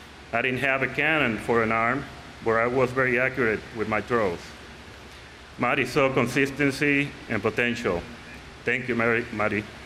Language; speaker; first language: English; non-native, local second language; Spanish